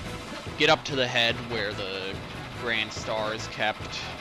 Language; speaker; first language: English; native; English